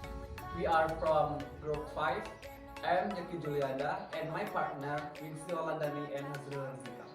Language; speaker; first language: English; non-native, learner; Indonesian